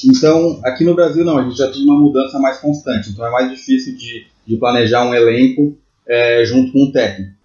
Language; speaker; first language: Portuguese; native; Portuguese